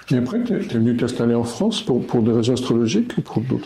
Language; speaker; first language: French; native; French